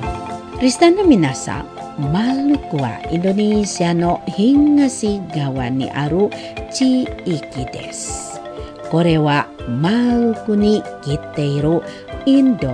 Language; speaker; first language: Japanese; non-native, fluent; Indonesian